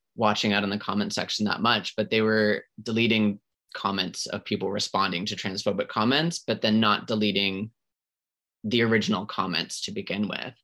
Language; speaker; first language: English; native; English